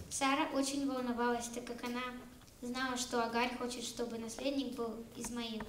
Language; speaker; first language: Russian; early bilingual, heritage; Russian